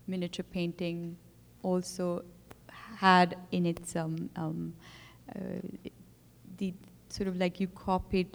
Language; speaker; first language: English; non-native, local second language; Urdu